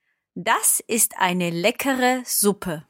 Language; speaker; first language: German; non-native, fluent; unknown